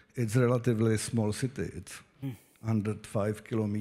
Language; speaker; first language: English; non-native, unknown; Czech